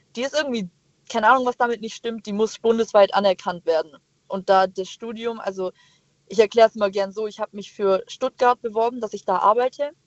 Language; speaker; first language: German; native; German